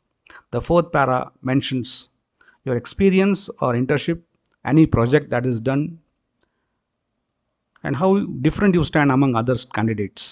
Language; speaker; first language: English; non-native, local second language; Marathi